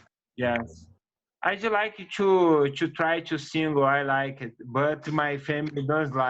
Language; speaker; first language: English; non-native, learner; Portuguese